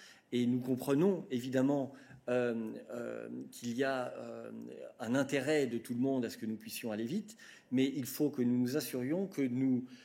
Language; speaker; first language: French; native; French